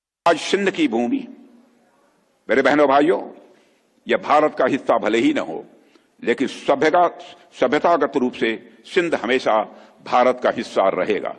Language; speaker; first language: Hindi; native; Hindi